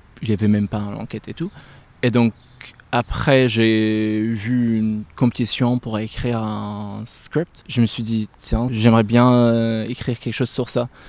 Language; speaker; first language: French; non-native, fluent; Arabic